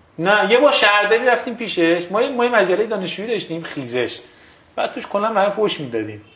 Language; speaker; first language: Persian; early bilingual, other home language; Kashmiri